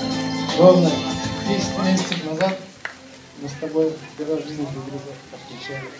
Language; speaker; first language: Russian; native; Russian